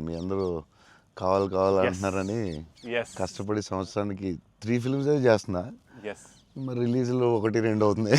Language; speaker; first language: Telugu; native; Telugu